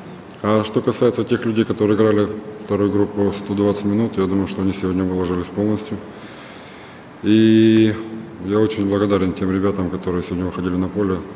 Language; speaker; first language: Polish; non-native, learner; Russian